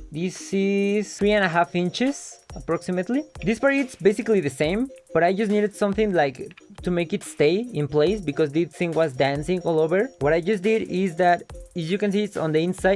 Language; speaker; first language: English; non-native, local second language; Spanish